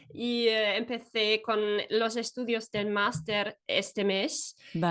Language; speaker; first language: Spanish; non-native, fluent; German